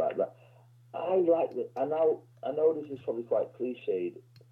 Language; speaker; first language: English; native; English